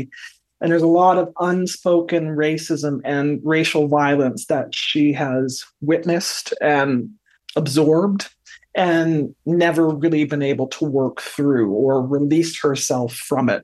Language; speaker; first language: English; native; English